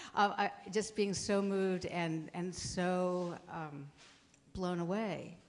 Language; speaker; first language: English; native; English